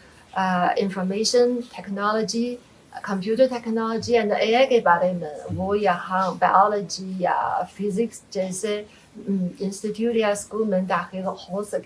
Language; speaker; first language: Hindi; non-native, fluent; Chinese